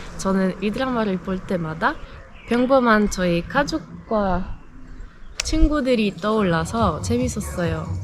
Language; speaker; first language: Korean; non-native, fluent; Polish